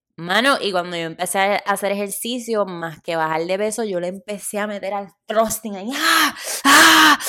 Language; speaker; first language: Spanish; native; Spanish